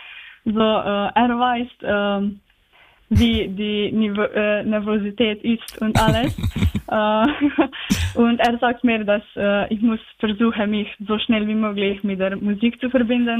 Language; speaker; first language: German; non-native, learner; Slovenian